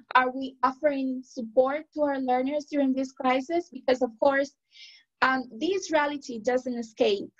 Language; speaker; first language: English; non-native, fluent; Spanish